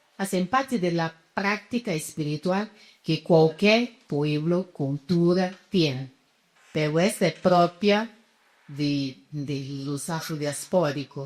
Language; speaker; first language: Spanish; non-native, fluent; Portuguese